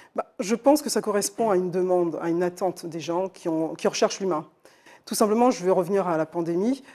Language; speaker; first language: French; native; French